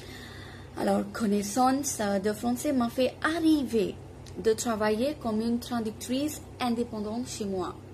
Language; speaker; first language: French; non-native, fluent; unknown